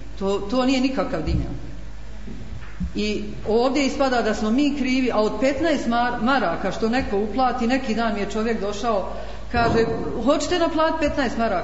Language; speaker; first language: Croatian; native; Croatian